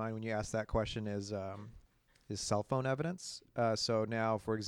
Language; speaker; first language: English; native; English